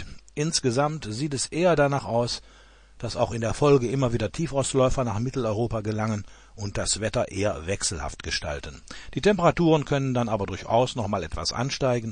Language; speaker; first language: German; native; German